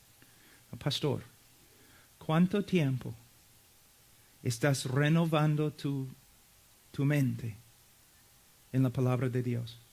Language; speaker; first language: Spanish; non-native, fluent; English